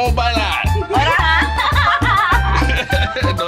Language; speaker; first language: Spanish; non-native, learner; English